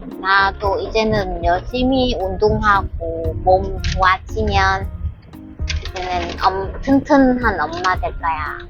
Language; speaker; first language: Korean; non-native, learner; Vietnamese